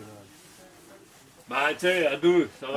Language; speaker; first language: French; native; French